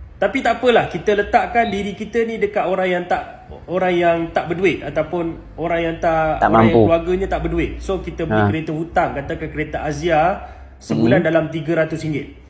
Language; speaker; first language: Malay; native; Malay